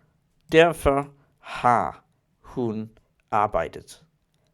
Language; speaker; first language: Danish; non-native, learner; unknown